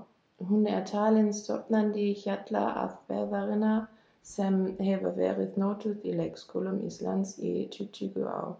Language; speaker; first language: Icelandic; non-native, learner; German